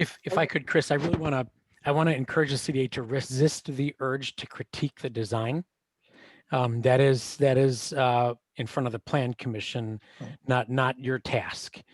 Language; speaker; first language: English; native; English